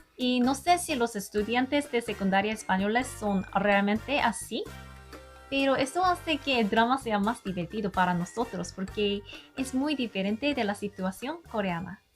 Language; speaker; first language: Spanish; non-native, learner; Korean